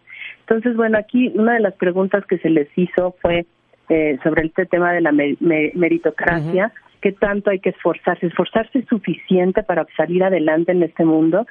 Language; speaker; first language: Spanish; native; Spanish